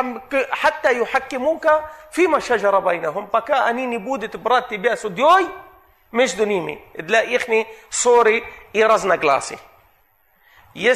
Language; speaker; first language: Russian; non-native, fluent; Arabic